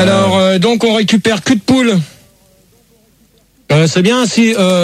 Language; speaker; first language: French; native; French